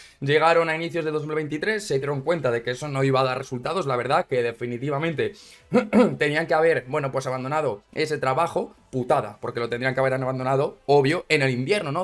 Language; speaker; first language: Spanish; native; Spanish